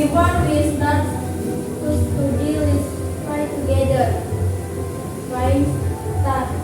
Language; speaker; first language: English; non-native, learner; Indonesian